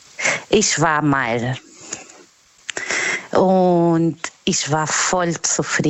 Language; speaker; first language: German; non-native, learner; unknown